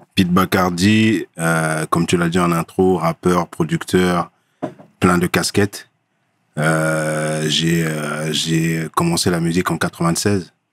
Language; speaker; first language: French; early bilingual, other home language; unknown